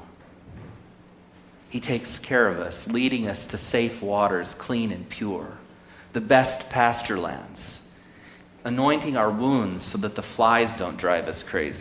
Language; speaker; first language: English; native; English